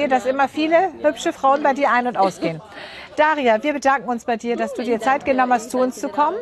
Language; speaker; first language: German; native; German